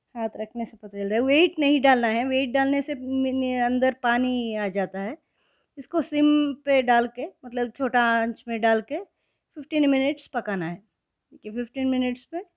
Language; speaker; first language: Hindi; non-native, local second language; Kannada